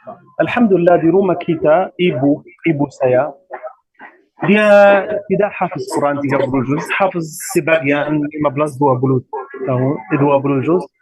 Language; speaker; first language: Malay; non-native, learner; Arabic